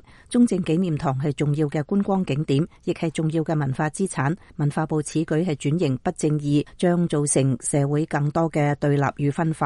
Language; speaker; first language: Chinese; native; Chinese